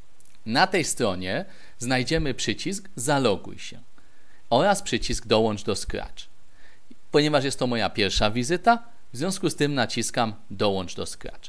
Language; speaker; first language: Polish; native; Polish